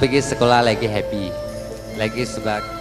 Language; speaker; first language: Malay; non-native, local second language; Chinese